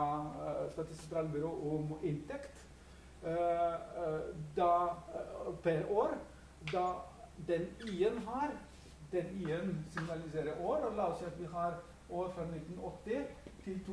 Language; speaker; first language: Norwegian; non-native, fluent; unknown